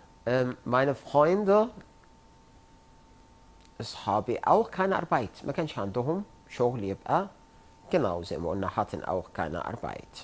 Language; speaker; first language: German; non-native, fluent; Arabic